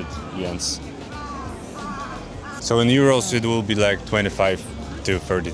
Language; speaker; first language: English; non-native, fluent; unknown